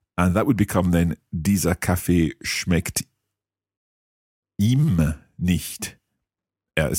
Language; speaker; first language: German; non-native, learner; English